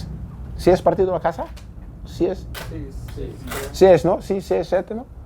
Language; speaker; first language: Spanish; non-native, learner; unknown